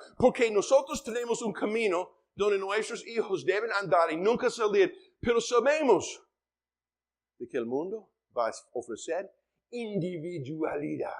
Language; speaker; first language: Spanish; non-native, fluent; English